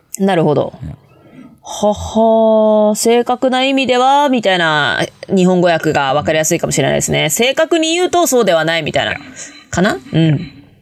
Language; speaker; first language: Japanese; native; Japanese